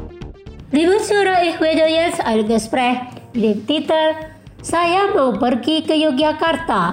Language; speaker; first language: German; non-native, learner; Indonesian